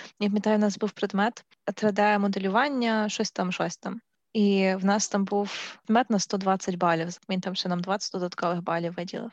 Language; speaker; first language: Ukrainian; native; Ukrainian